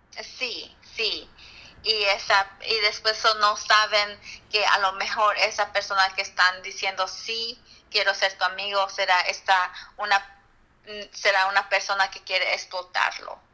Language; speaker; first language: Spanish; early bilingual, heritage; Spanish